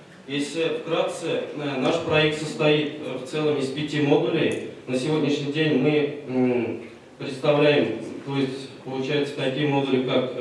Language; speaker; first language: Russian; non-native, local second language; Tatar